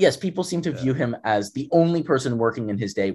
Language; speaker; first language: English; native; English